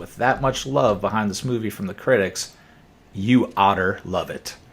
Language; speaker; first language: English; native; English